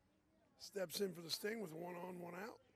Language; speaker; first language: English; native; English